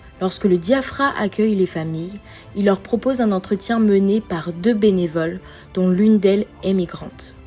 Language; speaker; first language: French; native; French